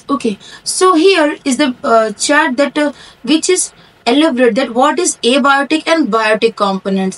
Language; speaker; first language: English; non-native, local second language; Hindi